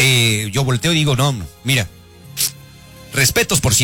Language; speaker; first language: Spanish; native; Spanish